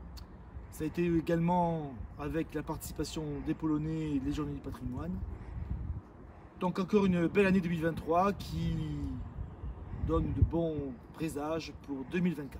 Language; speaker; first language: French; native; French